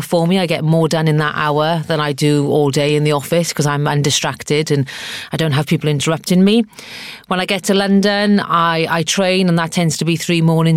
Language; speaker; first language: English; native; English